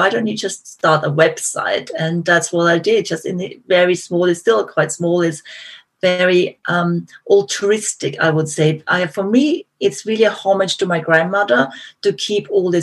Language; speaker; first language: English; non-native, fluent; German